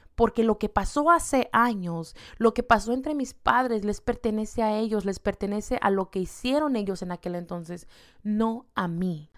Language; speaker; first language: Spanish; native; Spanish